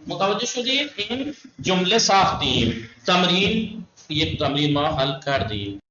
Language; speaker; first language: Persian; non-native, fluent; Urdu